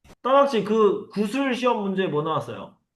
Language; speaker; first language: Korean; native; Korean